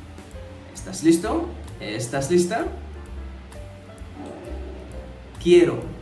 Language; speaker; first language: Spanish; non-native, fluent; Indonesian